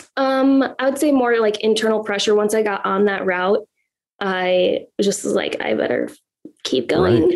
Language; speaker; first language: English; native; English